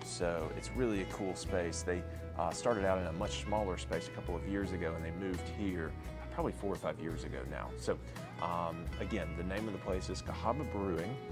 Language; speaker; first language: English; native; English